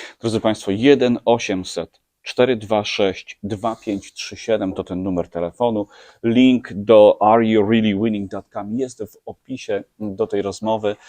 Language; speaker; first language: Polish; native; Polish